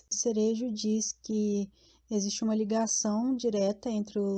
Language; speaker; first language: Portuguese; native; Portuguese